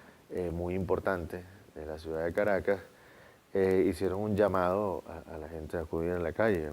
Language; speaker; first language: Spanish; native; Spanish